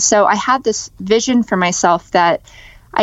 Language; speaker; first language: English; native; English